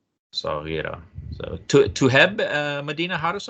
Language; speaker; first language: Arabic; non-native, fluent; English